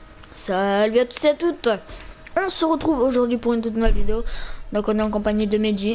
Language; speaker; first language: French; native; French